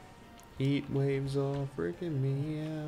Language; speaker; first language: English; native; English